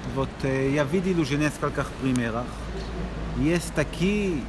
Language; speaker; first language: Russian; non-native, learner; Hebrew